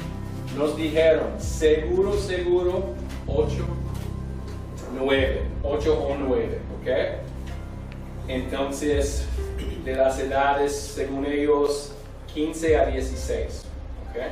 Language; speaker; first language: Spanish; non-native, learner; English